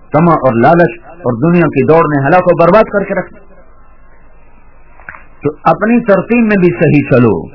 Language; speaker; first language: Urdu; non-native, local second language; Punjabi